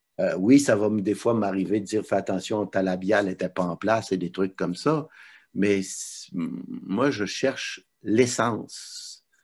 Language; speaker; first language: French; native; French